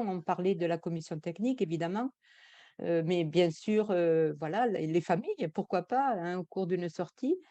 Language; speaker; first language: French; native; French